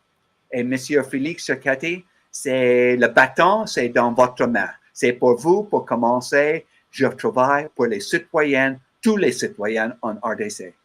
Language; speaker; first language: French; non-native, learner; English